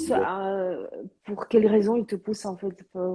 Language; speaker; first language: French; early bilingual, other home language; Korean